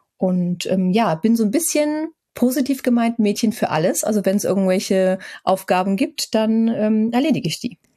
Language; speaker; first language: German; native; German